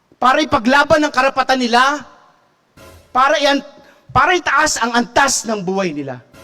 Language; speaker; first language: Filipino; native; Filipino